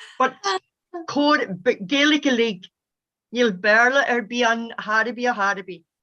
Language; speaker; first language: Irish; non-native, local second language; English